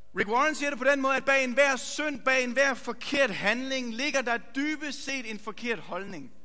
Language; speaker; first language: Danish; native; Danish